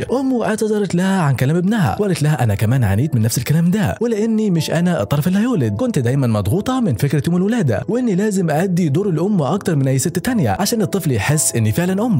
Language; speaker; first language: Arabic; native; Arabic